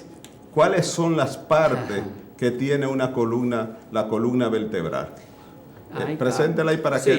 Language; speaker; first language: Spanish; native; Spanish